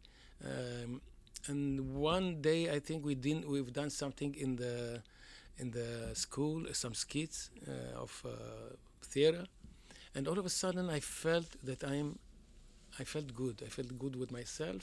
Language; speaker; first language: English; non-native, fluent; Arabic